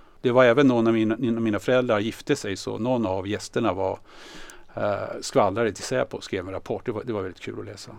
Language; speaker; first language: Swedish; native; Swedish